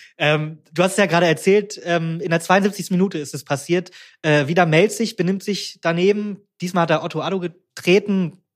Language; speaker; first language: German; native; German